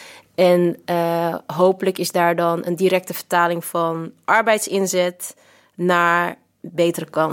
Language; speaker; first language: Dutch; early bilingual, other home language; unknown